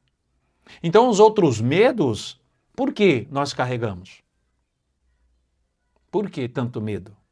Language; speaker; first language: Portuguese; native; Portuguese